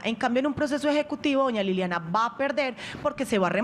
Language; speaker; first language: Spanish; native; Spanish